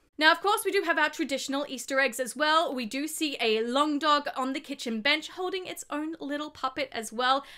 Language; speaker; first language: English; native; English